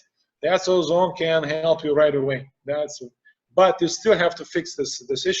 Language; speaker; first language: English; non-native, fluent; Russian